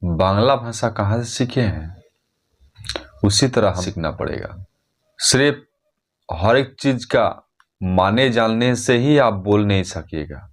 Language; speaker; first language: Hindi; non-native, fluent; Bangla